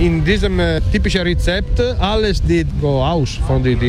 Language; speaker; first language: German; non-native, learner; Italian